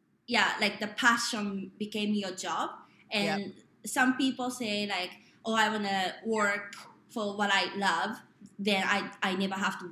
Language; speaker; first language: English; non-native, fluent; Japanese